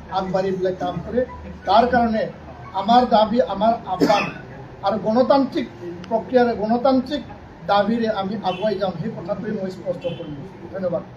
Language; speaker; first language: Assamese; non-native, local second language; Bodo